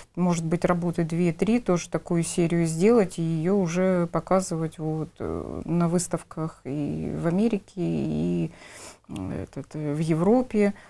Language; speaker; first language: Russian; native; Russian